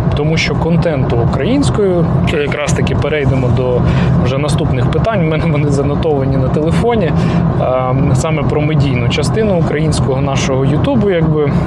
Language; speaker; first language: Ukrainian; non-native, local second language; Russian